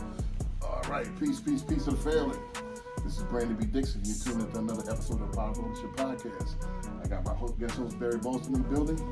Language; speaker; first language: English; native; English